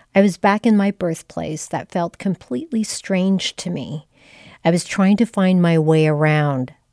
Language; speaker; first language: English; non-native, local second language; Filipino